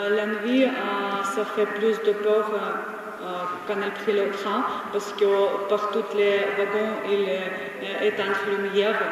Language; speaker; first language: French; non-native, learner; Ukrainian